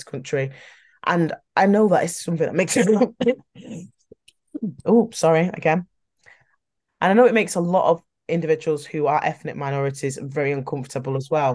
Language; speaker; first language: English; native; English